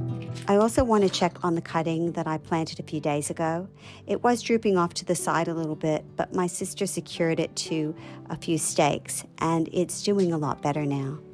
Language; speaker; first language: English; native; English